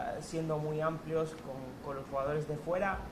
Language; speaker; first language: Spanish; native; Spanish